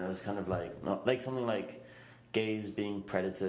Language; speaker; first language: English; native; English